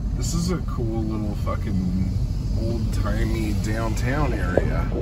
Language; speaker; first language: English; native; English